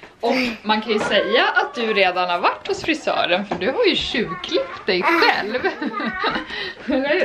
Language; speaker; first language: Swedish; native; Swedish